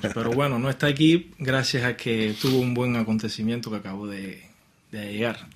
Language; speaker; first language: Spanish; native; Spanish